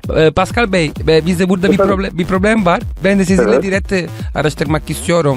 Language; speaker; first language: Turkish; non-native, learner; Italian